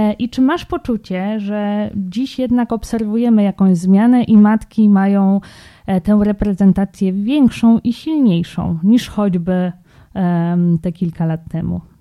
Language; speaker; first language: Polish; native; Polish